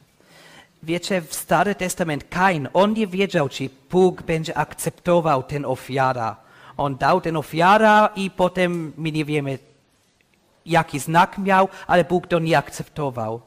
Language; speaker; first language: Polish; non-native, learner; English